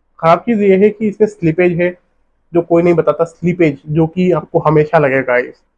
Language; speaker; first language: Hindi; non-native, local second language; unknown